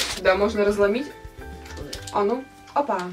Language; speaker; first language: Russian; native; Russian